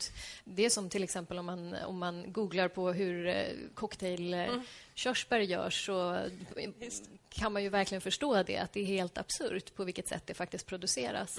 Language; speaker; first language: Swedish; native; Swedish